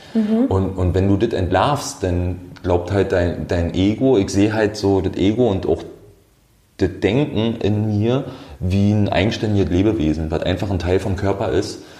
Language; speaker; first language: German; native; German